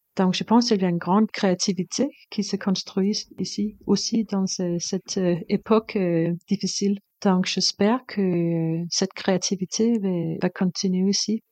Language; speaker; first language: French; non-native, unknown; Danish